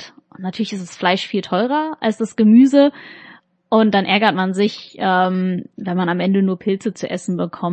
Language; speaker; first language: German; native; German